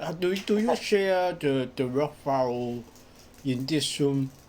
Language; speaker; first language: English; non-native, learner; Cantonese